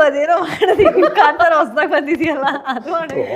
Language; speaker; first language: Telugu; non-native, learner; Kannada